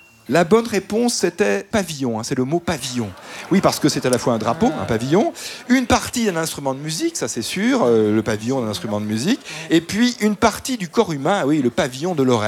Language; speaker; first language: French; native; French